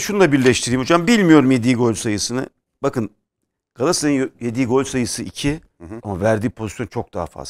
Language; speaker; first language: Turkish; native; Turkish